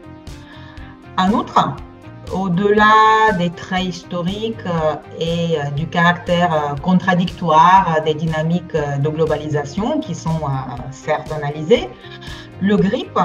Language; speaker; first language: French; non-native, fluent; Bulgarian